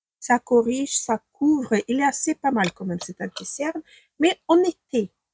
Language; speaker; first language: French; non-native, fluent; Ukrainian